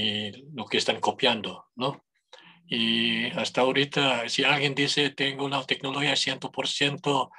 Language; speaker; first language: Spanish; non-native, fluent; English